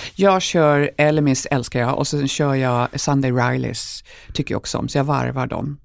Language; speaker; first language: Swedish; native; Swedish